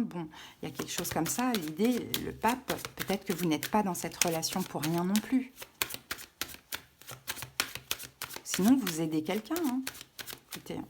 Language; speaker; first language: French; native; French